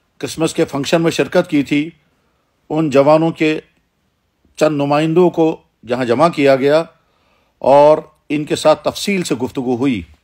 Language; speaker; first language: Urdu; non-native, local second language; Kashmiri